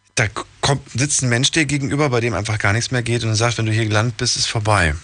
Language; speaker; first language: German; native; German